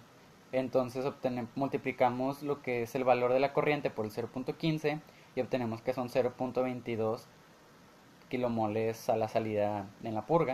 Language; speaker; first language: Spanish; native; Spanish